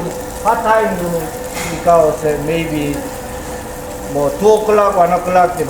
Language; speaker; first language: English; non-native, learner; Korean